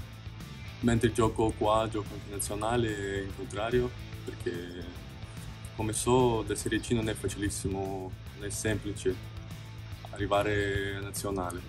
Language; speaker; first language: Italian; non-native, fluent; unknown